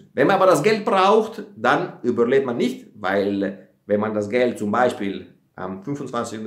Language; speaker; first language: German; non-native, fluent; Italian